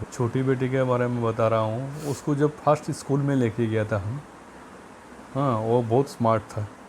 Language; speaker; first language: Hindi; non-native, local second language; Bangla